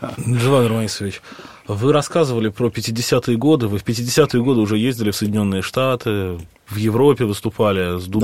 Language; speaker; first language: Russian; native; Russian